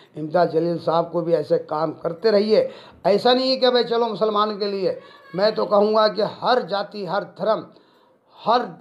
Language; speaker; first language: Hindi; non-native, local second language; Urdu